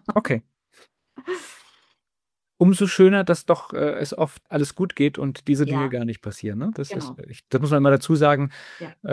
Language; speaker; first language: German; native; German